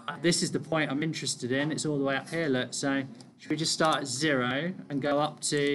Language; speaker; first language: English; native; English